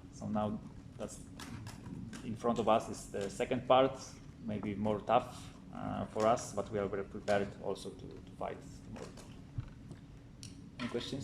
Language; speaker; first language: English; non-native, fluent; Polish